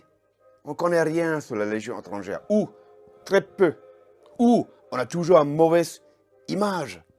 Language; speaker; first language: French; non-native, fluent; German